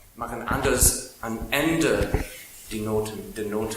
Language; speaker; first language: German; non-native, learner; English